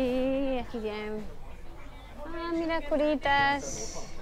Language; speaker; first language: Spanish; early bilingual, heritage; Spanish